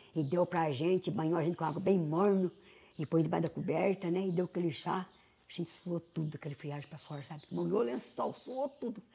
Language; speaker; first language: Portuguese; native; Portuguese